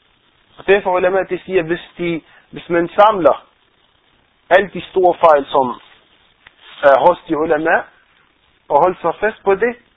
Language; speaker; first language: Danish; non-native, fluent; Arabic